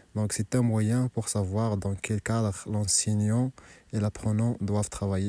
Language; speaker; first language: French; non-native, local second language; Arabic